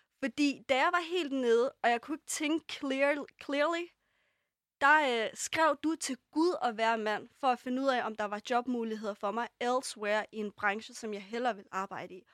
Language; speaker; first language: Danish; early bilingual, other home language; Persian